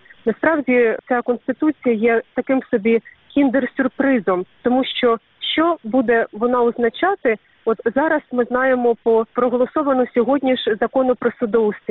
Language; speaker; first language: Ukrainian; native; Ukrainian